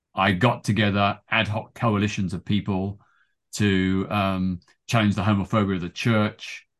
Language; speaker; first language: English; native; English